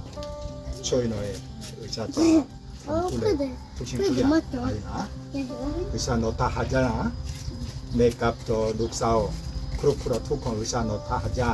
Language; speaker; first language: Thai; non-native, learner; Korean